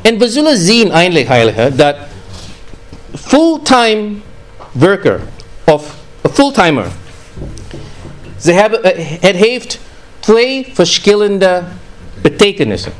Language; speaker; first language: Dutch; non-native, fluent; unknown